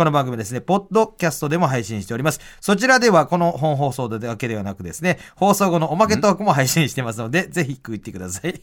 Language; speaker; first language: Japanese; native; Japanese